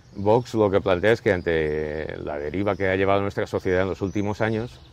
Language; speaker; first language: Spanish; native; Spanish